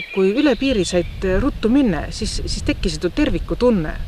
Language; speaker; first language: Estonian; native; Estonian